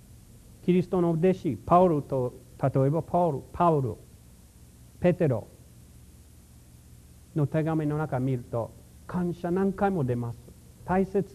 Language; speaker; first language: Japanese; non-native, fluent; English